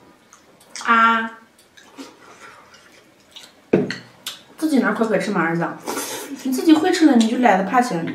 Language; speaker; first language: Chinese; native; Chinese